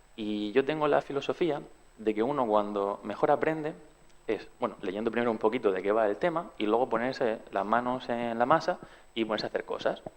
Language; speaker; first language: Spanish; early bilingual, other home language; Romanian